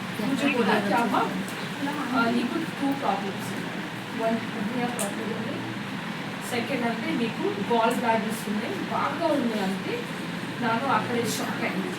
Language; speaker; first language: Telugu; non-native, learner; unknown